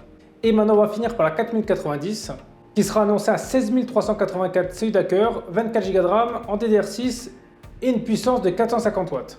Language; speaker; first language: French; native; French